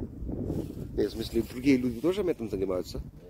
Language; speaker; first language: Russian; non-native, learner; Urdu